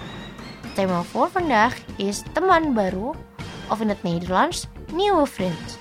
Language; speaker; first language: Dutch; non-native, learner; Indonesian